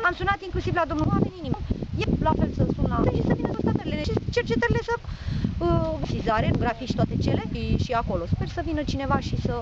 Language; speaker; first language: Romanian; native; Romanian